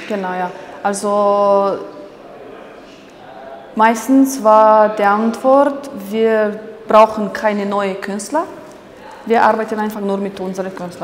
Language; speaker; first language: German; non-native, fluent; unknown